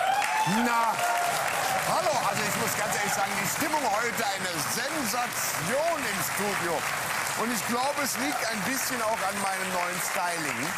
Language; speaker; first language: German; native; German